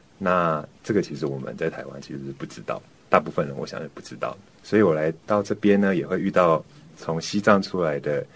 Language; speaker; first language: Chinese; native; Chinese